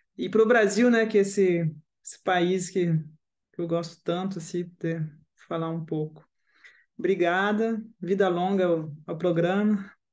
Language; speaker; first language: Portuguese; non-native, fluent; French